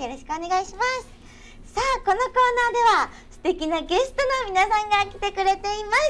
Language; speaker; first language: Japanese; native; Japanese